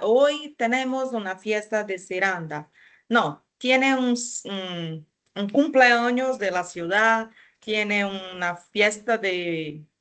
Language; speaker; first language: Spanish; non-native, fluent; Portuguese